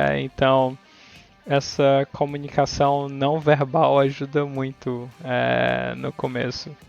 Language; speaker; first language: Portuguese; native; Portuguese